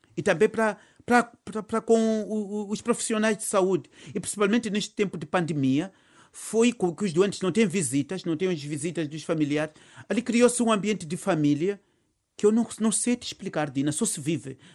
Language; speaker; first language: Portuguese; non-native, local second language; Tsonga